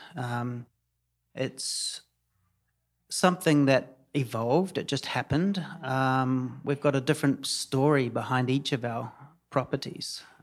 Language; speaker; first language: English; native; English